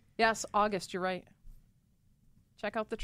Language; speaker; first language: English; native; English